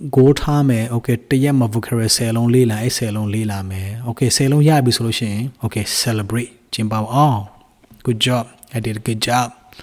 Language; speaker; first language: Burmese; native; Burmese